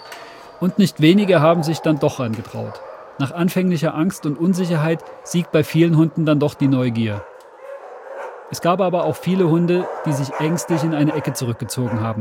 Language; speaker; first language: German; native; German